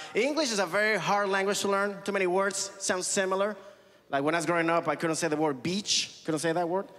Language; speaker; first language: English; early bilingual, other home language; Spanish